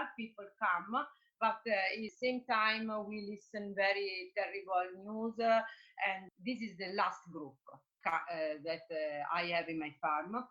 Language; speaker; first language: English; non-native, fluent; Italian